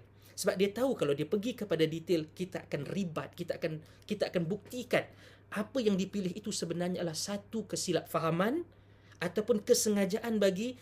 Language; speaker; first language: Malay; native; Malay